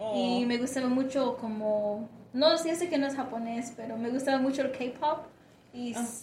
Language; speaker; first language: Spanish; early bilingual, heritage; Spanish